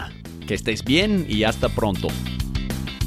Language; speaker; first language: Spanish; non-native, fluent; English